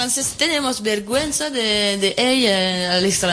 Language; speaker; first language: Spanish; non-native, fluent; French